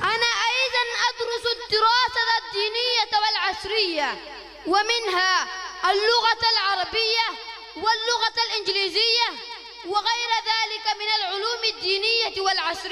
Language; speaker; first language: Arabic; non-native, learner; Urdu